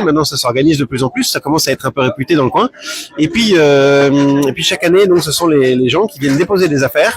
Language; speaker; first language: French; native; French